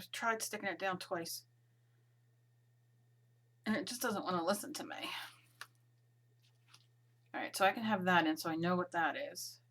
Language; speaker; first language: English; native; English